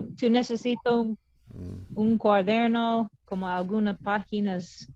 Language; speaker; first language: Spanish; non-native, learner; English